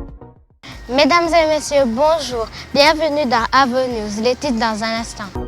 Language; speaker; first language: French; non-native, local second language; Wolof